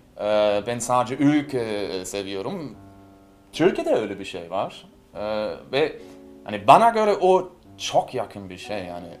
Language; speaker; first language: Turkish; non-native, learner; German